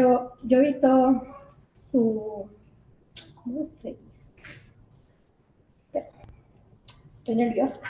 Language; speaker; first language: Spanish; early bilingual, heritage; Spanish